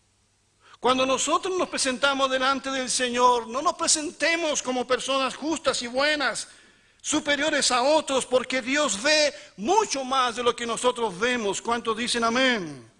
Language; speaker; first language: Spanish; native; Spanish